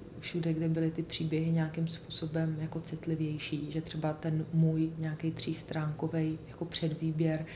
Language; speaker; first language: Czech; native; Czech